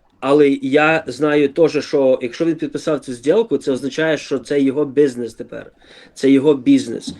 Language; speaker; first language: Ukrainian; early bilingual, other home language; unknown